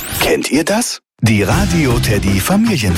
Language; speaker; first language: German; native; German